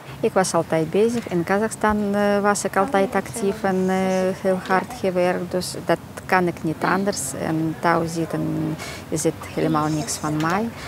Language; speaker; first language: Dutch; non-native, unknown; Russian